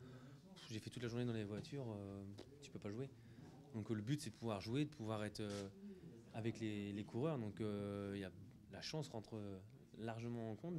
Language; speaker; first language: French; native; French